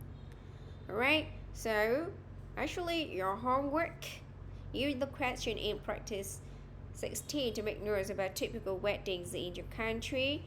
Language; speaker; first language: English; non-native, fluent; Vietnamese